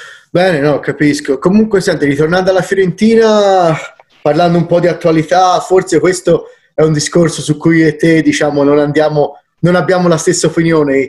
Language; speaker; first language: Italian; native; Italian